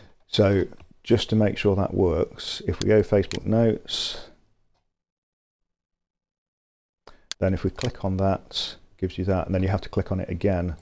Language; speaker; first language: English; native; English